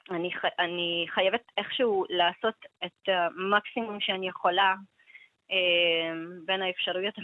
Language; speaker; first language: Hebrew; non-native, fluent; Hungarian